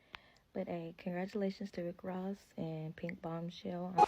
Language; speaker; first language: English; native; English